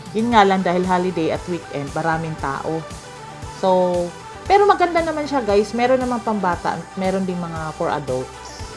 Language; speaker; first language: Filipino; non-native, local second language; Cebuano